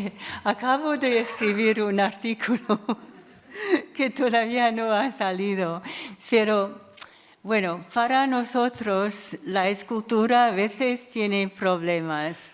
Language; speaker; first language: Spanish; non-native, fluent; English